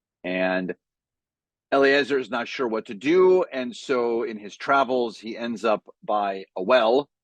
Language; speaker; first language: English; native; English